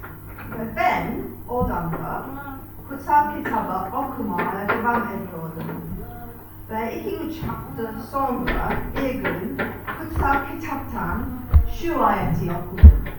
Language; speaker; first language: Turkish; non-native, fluent; English